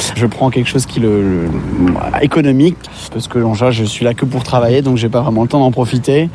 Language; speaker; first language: French; native; French